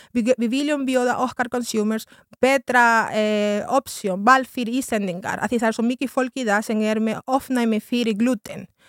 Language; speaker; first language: Icelandic; non-native, fluent; Spanish